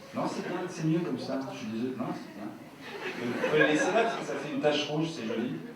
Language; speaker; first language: French; early bilingual, other home language; Serbian